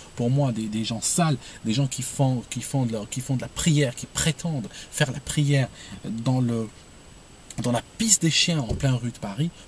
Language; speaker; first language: French; non-native, local second language; Arabic